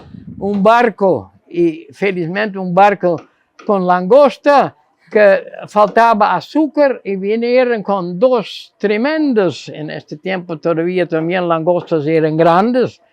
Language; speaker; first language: Spanish; non-native, fluent; Dutch